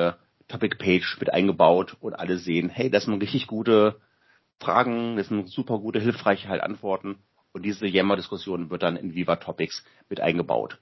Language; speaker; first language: German; native; German